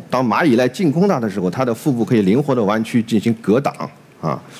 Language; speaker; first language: Chinese; native; Chinese